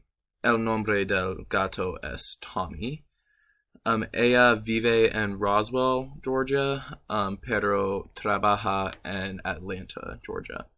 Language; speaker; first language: Spanish; non-native, learner; English